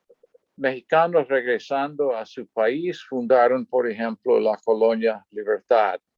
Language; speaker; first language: Spanish; non-native, fluent; English